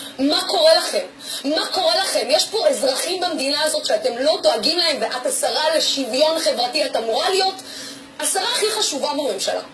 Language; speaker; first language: Hebrew; non-native, local second language; Arabic